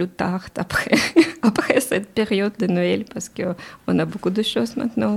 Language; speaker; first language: French; non-native, learner; Ukrainian